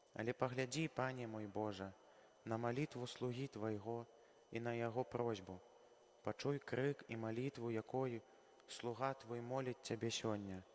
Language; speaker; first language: Belarusian; native; Belarusian